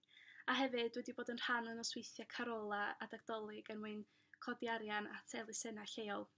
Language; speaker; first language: Welsh; native; Welsh